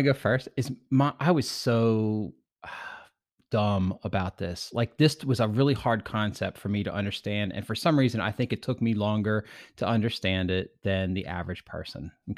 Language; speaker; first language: English; native; English